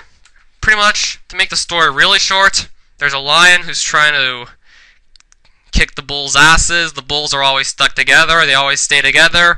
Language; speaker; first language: English; native; English